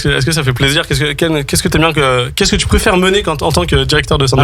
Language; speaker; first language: French; native; French